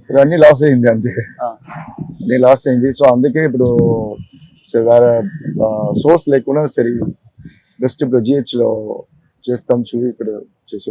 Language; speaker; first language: Telugu; non-native, local second language; Tamil